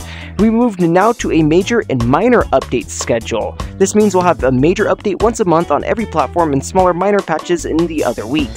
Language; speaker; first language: English; native; English